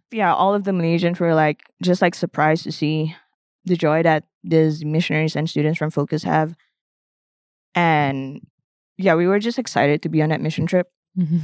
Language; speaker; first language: English; non-native, local second language; Malay